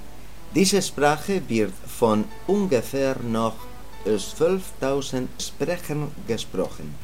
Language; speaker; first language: German; non-native, learner; Spanish